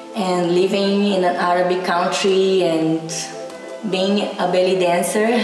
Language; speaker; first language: English; non-native, fluent; Portuguese